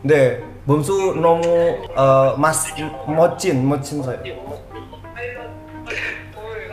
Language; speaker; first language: Korean; non-native, learner; Indonesian